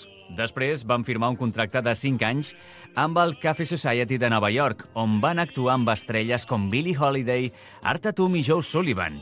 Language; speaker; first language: Catalan; native; Catalan